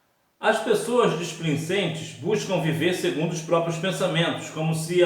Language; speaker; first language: Portuguese; native; Portuguese